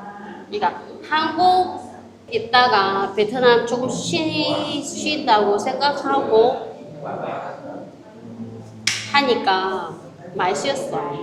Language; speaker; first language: Korean; non-native, learner; Vietnamese